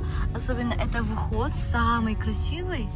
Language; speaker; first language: Russian; non-native, learner; Korean